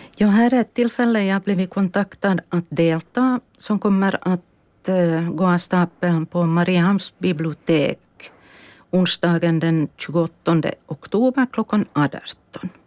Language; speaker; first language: Swedish; native; Swedish